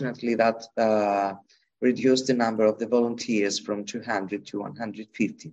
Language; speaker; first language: English; non-native, fluent; Greek